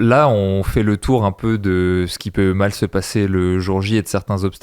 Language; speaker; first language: French; native; French